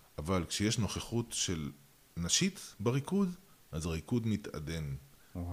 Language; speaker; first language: Hebrew; early bilingual, other home language; Russian